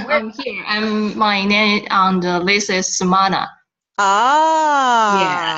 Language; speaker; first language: English; non-native, learner; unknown